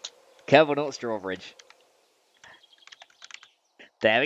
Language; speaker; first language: English; native; English